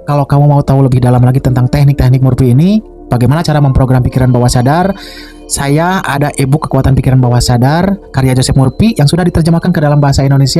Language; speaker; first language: Indonesian; native; Indonesian